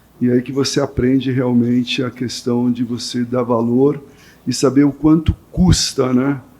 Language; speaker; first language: Portuguese; native; Portuguese